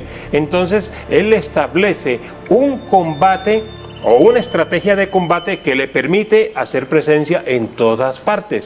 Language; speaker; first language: Spanish; native; Spanish